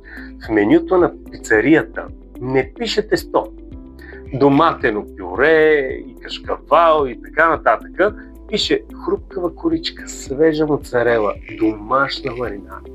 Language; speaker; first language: Bulgarian; native; Bulgarian